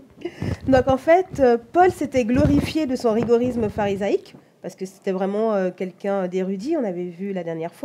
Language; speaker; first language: French; native; French